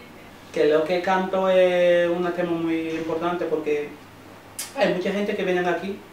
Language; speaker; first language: Spanish; non-native, learner; Wolof